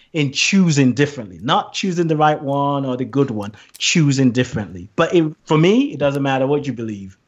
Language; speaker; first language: English; non-native, local second language; Yoruba